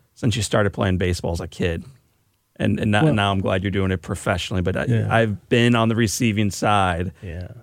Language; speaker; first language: English; native; English